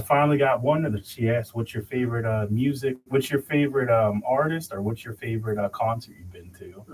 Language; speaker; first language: English; native; English